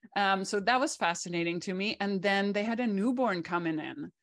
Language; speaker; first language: English; non-native, fluent; Czech